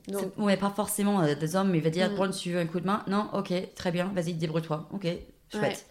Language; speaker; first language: French; non-native, fluent; English